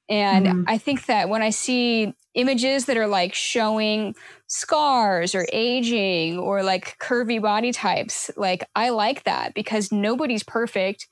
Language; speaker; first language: English; native; English